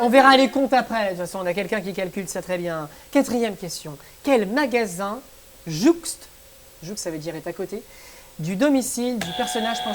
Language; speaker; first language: French; native; French